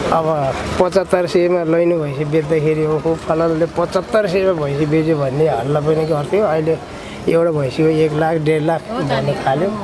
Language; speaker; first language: Nepali; non-native, local second language; Eastern Tamang